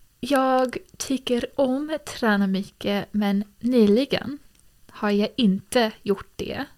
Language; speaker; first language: Swedish; early bilingual, heritage; English